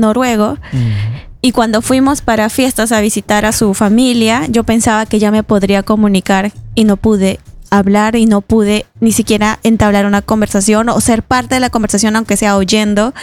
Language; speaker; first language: Spanish; native; Spanish